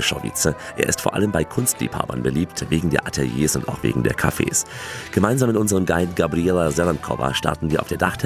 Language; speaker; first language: German; native; German